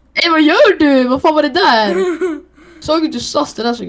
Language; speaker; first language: Swedish; native; Swedish